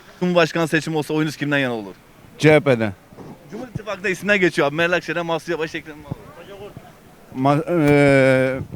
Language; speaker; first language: Turkish; native; Turkish